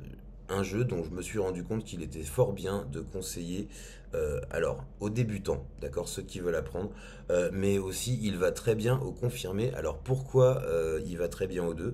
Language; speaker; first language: French; native; French